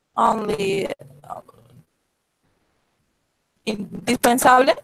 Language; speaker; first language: English; non-native, learner; Spanish